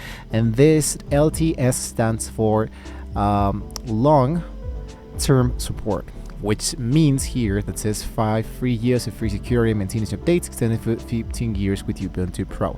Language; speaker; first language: English; non-native, fluent; Spanish